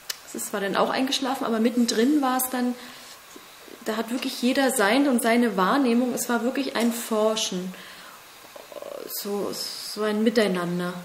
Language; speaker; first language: German; native; German